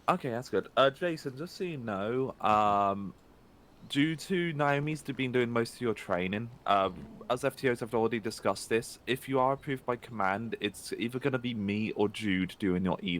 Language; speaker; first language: English; native; English